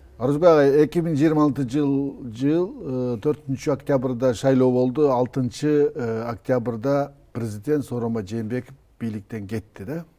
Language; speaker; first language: Kyrgyz; native; Kyrgyz